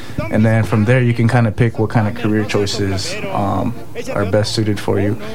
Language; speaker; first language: English; early bilingual, other home language; Spanish